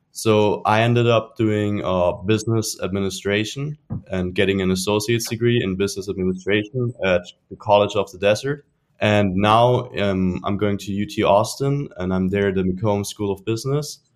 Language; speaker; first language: English; non-native, fluent; German